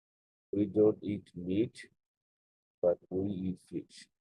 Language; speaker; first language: English; non-native, local second language; Bangla